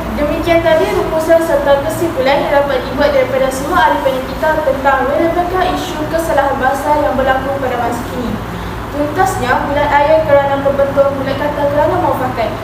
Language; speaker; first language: Malay; native; Malay